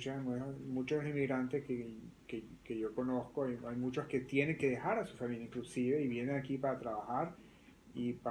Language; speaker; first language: Spanish; early bilingual, other home language; French